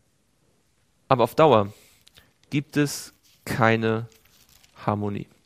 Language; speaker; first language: German; native; German